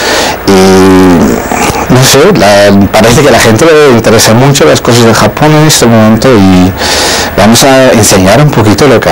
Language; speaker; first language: Spanish; non-native, fluent; Dutch